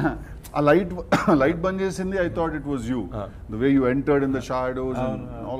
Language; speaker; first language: Telugu; native; Telugu